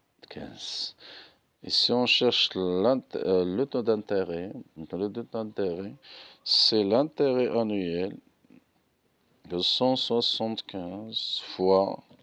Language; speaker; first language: French; non-native, local second language; Arabic